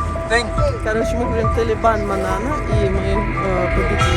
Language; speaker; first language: Russian; native; Russian